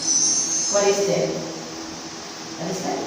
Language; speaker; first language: English; non-native, fluent; Vietnamese